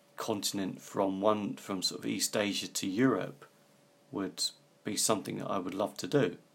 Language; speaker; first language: English; native; English